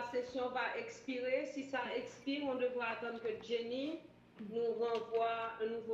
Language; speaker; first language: French; native; French